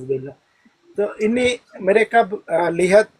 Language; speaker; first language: Indonesian; non-native, learner; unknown